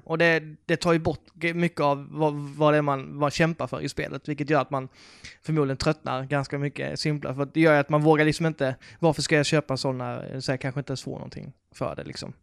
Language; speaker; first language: Swedish; native; Swedish